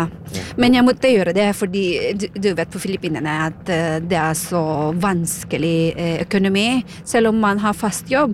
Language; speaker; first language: Norwegian; non-native, fluent; Filipino